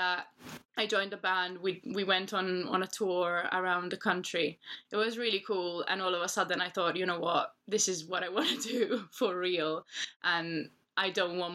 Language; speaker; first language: English; non-native, fluent; Italian